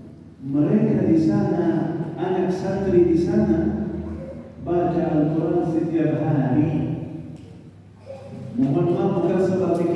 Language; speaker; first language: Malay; non-native, fluent; Arabic